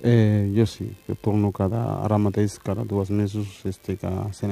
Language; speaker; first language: Catalan; early bilingual, other home language; Wolof